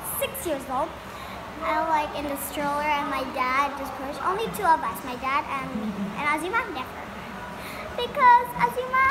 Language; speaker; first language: English; early bilingual, other home language; Indonesian